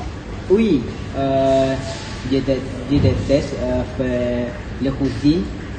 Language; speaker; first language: French; non-native, learner; Malay